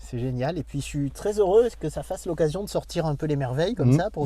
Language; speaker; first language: French; native; French